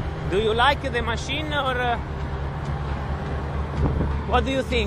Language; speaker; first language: English; non-native, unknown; Italian